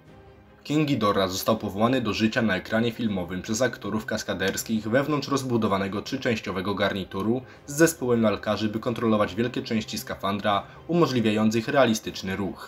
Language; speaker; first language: Polish; native; Polish